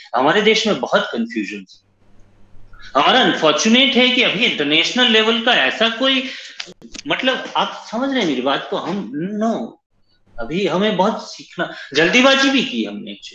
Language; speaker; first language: Hindi; native; Hindi